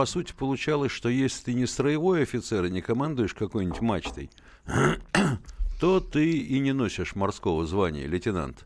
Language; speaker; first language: Russian; native; Russian